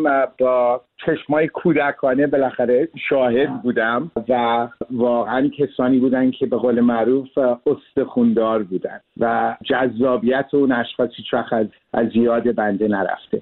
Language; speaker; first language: Persian; early bilingual, heritage; Persian